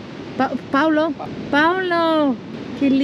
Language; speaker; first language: Spanish; non-native, learner; Turkish